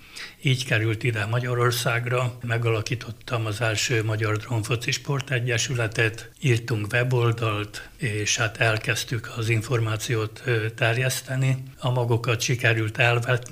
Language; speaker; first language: Hungarian; native; Hungarian